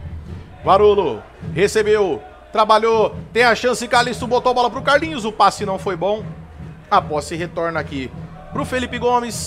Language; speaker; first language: Portuguese; native; Portuguese